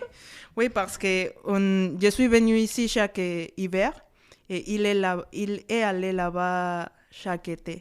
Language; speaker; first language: French; non-native, fluent; Spanish